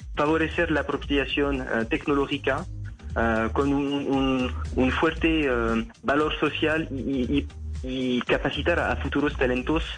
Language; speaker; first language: Spanish; non-native, fluent; French